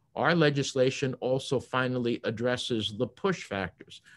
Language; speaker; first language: English; early bilingual, other home language; Spanish